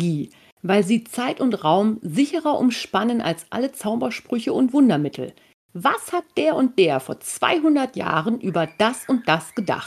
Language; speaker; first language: German; native; German